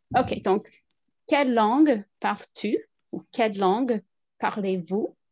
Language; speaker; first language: French; non-native, fluent; English